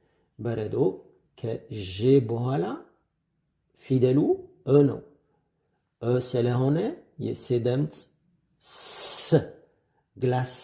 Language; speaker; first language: Amharic; non-native, fluent; French